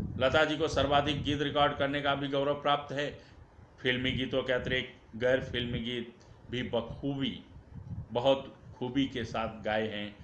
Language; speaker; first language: Hindi; native; Hindi